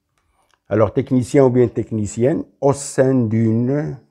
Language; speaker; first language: French; non-native, local second language; Arabic